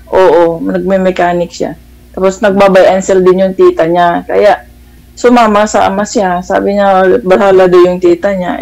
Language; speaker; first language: Filipino; non-native, local second language; Iloko